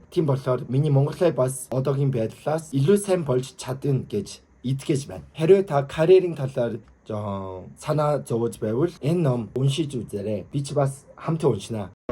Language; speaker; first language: Mongolian; non-native, learner; Korean